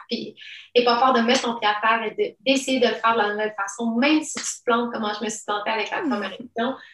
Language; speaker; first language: French; early bilingual, other home language; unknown